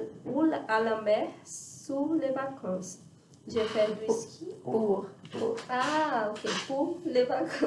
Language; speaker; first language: French; non-native, learner; Portuguese